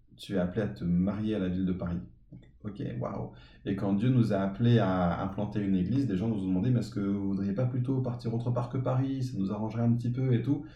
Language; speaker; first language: French; early bilingual, other home language; English